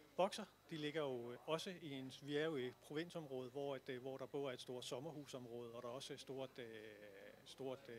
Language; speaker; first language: Danish; native; Danish